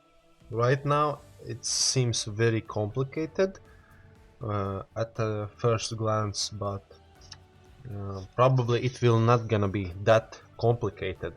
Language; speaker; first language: English; non-native, learner; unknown